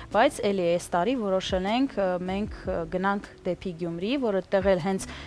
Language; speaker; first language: Armenian; early bilingual, heritage; Armenian